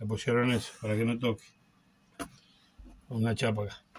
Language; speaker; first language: Spanish; native; Spanish